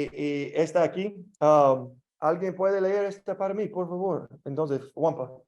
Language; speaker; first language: Spanish; non-native, learner; English